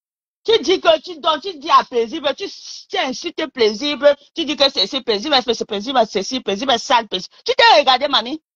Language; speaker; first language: French; non-native, local second language; Lingala